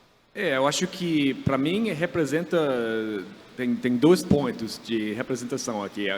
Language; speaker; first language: Portuguese; non-native, fluent; English